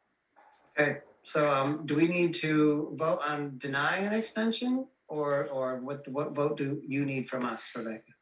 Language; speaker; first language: English; native; English